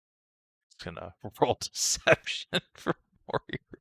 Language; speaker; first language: English; native; English